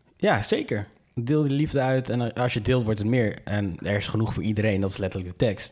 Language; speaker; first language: Dutch; native; Dutch